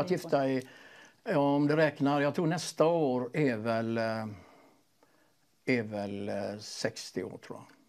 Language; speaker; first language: Swedish; native; Swedish